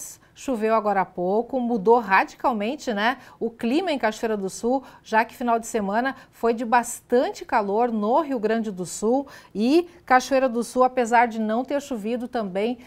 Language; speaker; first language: Portuguese; native; Portuguese